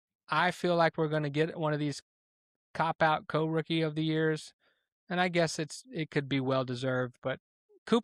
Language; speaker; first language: English; native; English